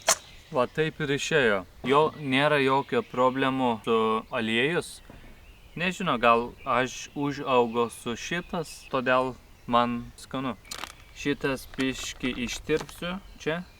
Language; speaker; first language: Lithuanian; non-native, learner; Turkish